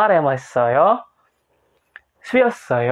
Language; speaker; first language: Korean; non-native, fluent; Indonesian